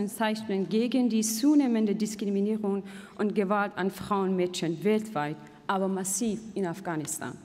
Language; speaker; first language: German; non-native, fluent; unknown